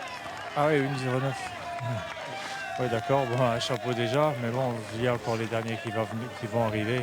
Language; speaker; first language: French; non-native, local second language; Luxembourgish